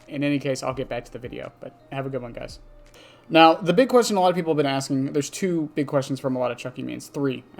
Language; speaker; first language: English; native; English